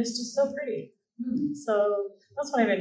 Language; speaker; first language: English; native; English